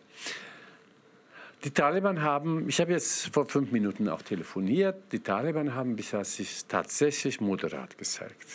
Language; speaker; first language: German; non-native, fluent; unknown